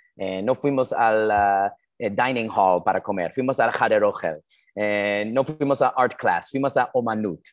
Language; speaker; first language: Spanish; non-native, fluent; English